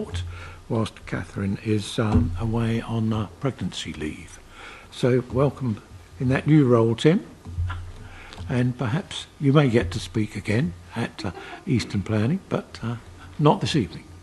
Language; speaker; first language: English; native; English